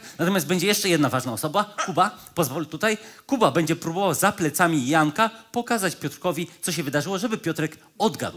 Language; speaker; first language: Polish; native; Polish